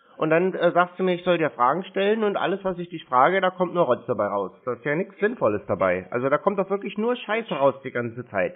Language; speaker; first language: German; native; German